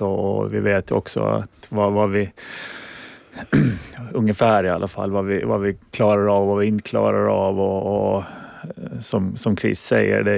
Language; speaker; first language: Swedish; native; Swedish